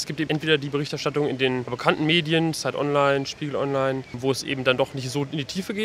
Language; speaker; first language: German; native; German